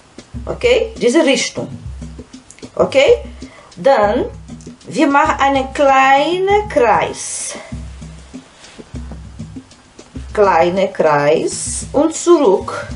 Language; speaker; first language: German; non-native, fluent; Portuguese